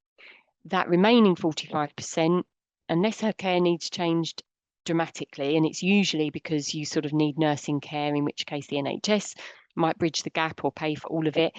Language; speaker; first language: English; native; English